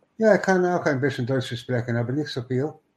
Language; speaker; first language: German; non-native, learner; English